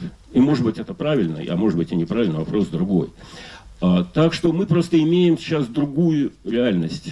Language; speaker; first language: Russian; native; Russian